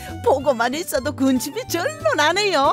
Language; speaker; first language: Korean; native; Korean